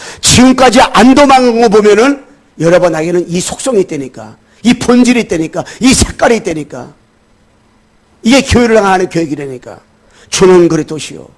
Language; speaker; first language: Korean; native; Korean